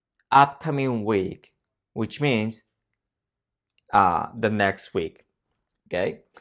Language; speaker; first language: English; non-native, fluent; Japanese